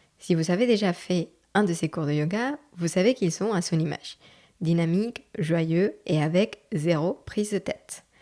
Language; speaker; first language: French; non-native, fluent; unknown